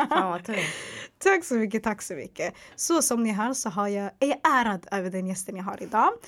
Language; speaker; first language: Swedish; early bilingual, other home language; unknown